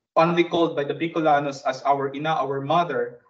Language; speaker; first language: English; non-native, local second language; Bikol